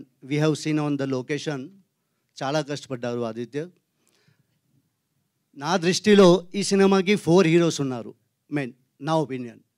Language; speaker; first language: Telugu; non-native, learner; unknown